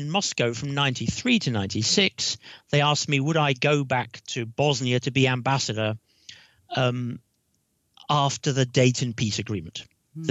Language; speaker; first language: English; native; English